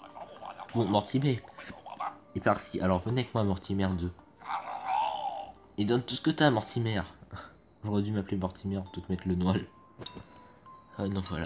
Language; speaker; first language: French; native; French